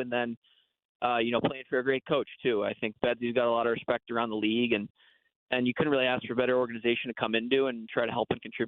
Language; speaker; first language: English; native; English